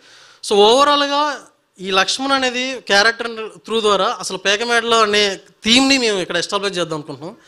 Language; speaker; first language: Telugu; native; Telugu